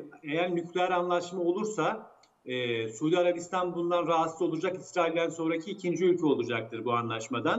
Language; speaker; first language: Turkish; native; Turkish